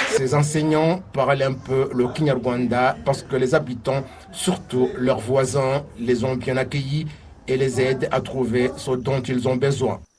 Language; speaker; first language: French; non-native, local second language; Kinyarwanda